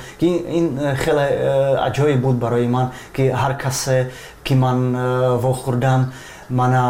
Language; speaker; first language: Persian; non-native, fluent; Czech